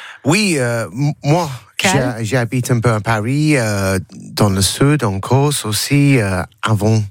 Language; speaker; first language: French; non-native, learner; English